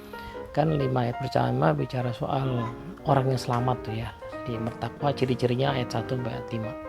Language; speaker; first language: Indonesian; native; Indonesian